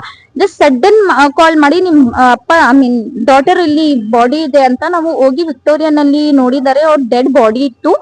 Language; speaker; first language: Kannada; non-native, local second language; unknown